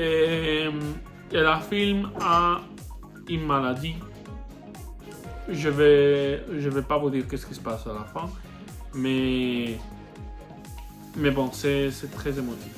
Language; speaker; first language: French; non-native, learner; Spanish